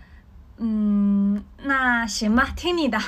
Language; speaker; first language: Chinese; native; Chinese